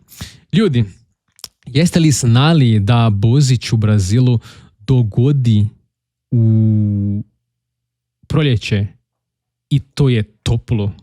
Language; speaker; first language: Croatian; non-native, learner; Portuguese